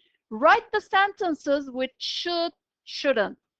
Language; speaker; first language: English; non-native, fluent; Turkish